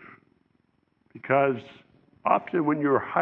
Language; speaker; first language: English; native; English